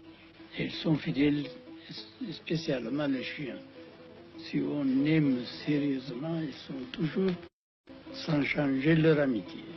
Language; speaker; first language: French; non-native, fluent; Amharic